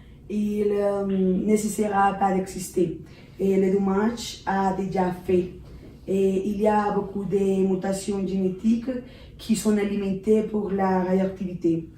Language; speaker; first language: French; non-native, learner; Spanish